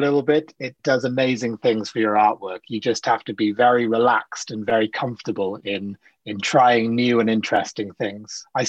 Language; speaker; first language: English; native; English